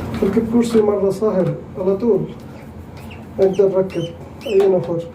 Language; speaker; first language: Arabic; non-native, learner; Bangla